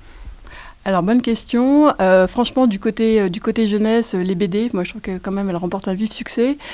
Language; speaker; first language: French; native; French